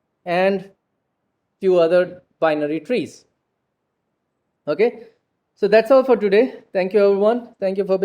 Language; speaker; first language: English; non-native, local second language; Gujarati